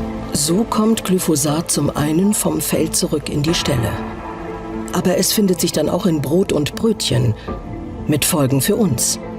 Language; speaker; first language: German; native; German